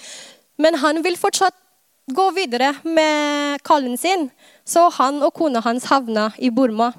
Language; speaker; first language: Norwegian; non-native, fluent; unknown